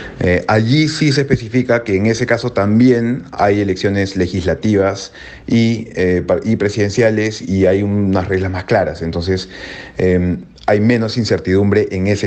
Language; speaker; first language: Spanish; native; Spanish